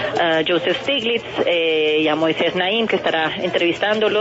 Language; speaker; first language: Spanish; native; Spanish